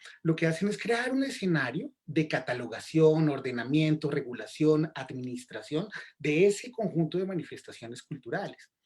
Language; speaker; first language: Spanish; native; Spanish